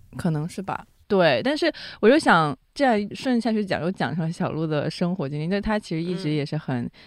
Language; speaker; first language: Chinese; non-native, local second language; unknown